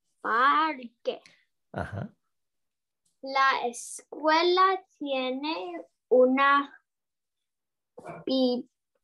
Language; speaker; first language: Spanish; non-native, learner; English